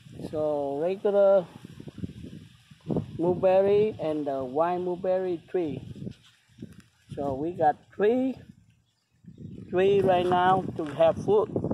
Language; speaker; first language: English; non-native, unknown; Vietnamese